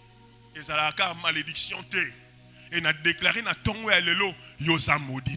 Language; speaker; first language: French; non-native, local second language; Lingala